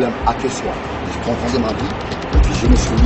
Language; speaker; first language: French; native; French